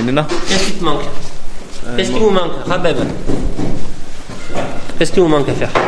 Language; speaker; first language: French; native; French